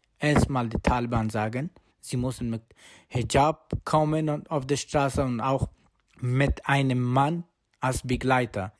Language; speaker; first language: German; non-native, learner; Persian